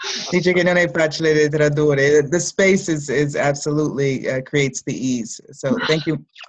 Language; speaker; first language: Italian; non-native, fluent; English